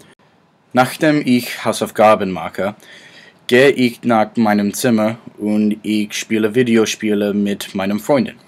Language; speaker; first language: German; non-native, learner; English